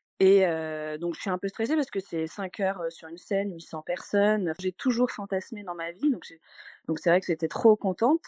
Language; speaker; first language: French; native; French